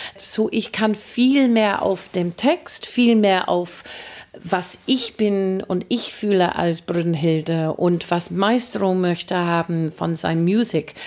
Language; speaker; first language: German; non-native, fluent; English